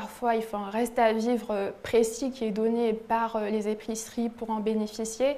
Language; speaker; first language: French; native; French